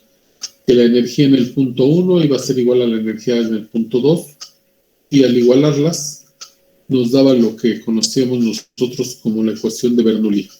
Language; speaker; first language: Spanish; native; Spanish